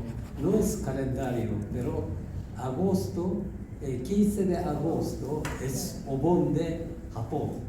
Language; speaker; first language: Spanish; non-native, learner; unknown